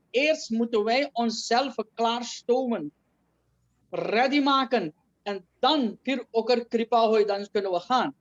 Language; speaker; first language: Dutch; non-native, local second language; Caribbean Hindustani